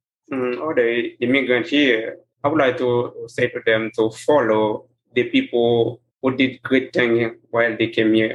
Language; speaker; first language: English; non-native, learner; Haitian Creole